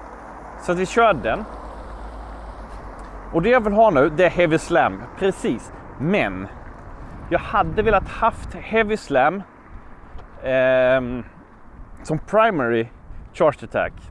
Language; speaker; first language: Swedish; native; Swedish